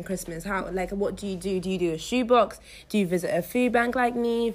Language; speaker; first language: English; non-native, local second language; Yoruba